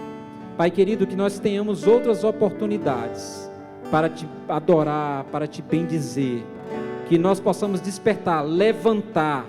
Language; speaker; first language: Portuguese; native; Portuguese